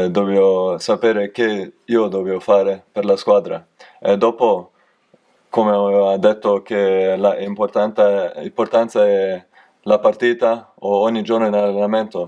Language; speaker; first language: Italian; non-native, learner; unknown